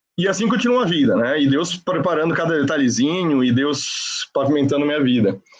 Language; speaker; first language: Portuguese; non-native, fluent; Spanish